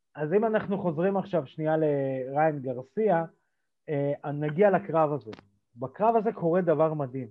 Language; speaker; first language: Hebrew; early bilingual, other home language; Russian